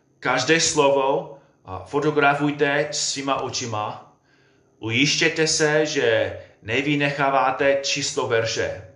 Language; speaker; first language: Czech; non-native, fluent; English